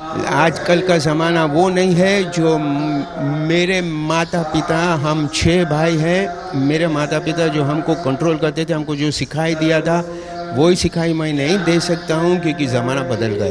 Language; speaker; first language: Hindi; non-native, local second language; Sindhi